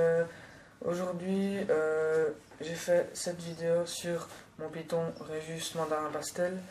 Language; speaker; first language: French; native; French